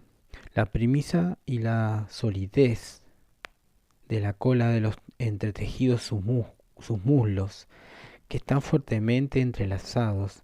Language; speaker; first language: Spanish; native; Spanish